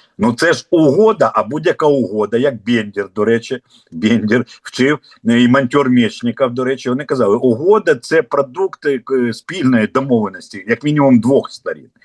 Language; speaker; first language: Ukrainian; non-native, local second language; Russian